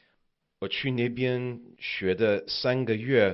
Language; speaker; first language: Chinese; non-native, learner; English